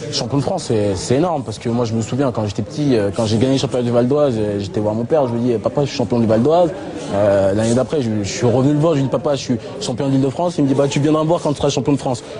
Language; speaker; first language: French; early bilingual, other home language; Lingala